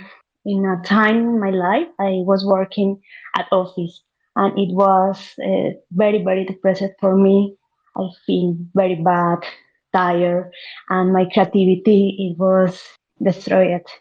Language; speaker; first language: English; non-native, learner; Spanish